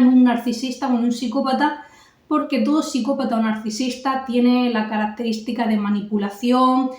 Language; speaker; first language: Spanish; native; Spanish